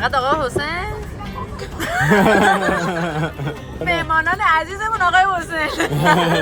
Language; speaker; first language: Persian; native; Persian